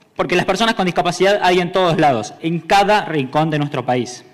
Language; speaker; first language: Spanish; native; Spanish